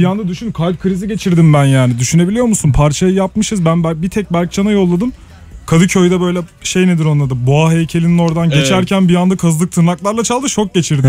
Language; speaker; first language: Turkish; native; Turkish